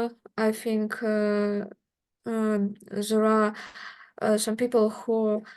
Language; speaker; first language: English; non-native, learner; Russian